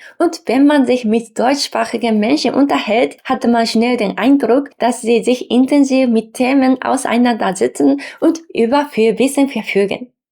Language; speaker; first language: German; non-native, fluent; Japanese